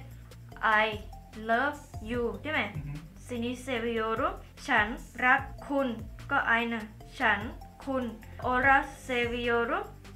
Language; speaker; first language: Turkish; non-native, learner; Thai